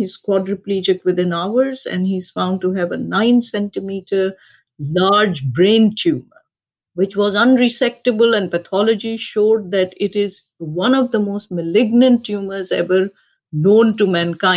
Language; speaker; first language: English; non-native, local second language; Urdu